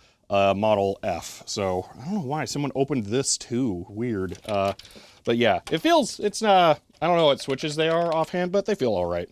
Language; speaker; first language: English; native; English